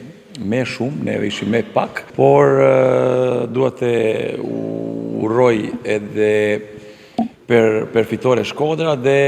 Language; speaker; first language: Albanian; non-native, learner; Serbian